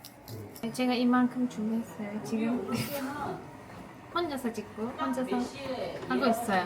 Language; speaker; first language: Korean; non-native, learner; Turkish